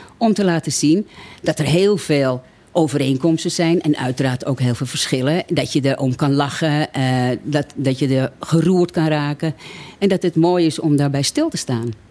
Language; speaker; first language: Dutch; native; Dutch